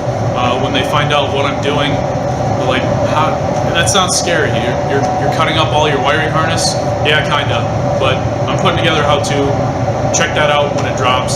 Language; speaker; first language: English; native; English